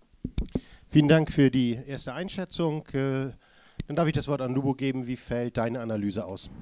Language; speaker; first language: German; native; German